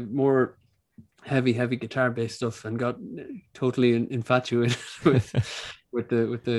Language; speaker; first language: English; native; English